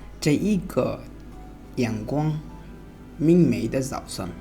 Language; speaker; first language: Chinese; non-native, fluent; Bangla